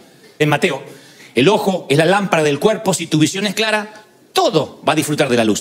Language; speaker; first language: Spanish; native; Spanish